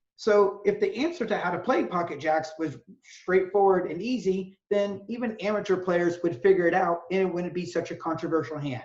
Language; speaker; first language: English; native; English